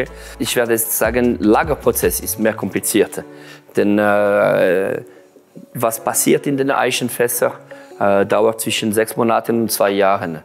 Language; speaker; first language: German; non-native, local second language; French